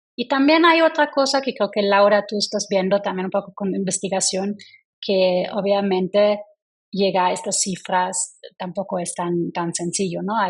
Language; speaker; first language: Spanish; non-native, fluent; German